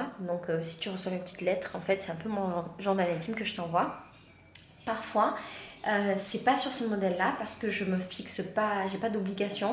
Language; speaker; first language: French; native; French